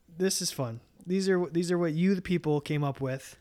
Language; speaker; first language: English; native; English